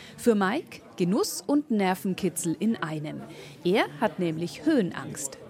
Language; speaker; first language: German; native; German